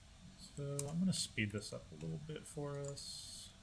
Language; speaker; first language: English; native; English